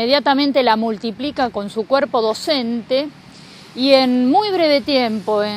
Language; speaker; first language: Spanish; native; Spanish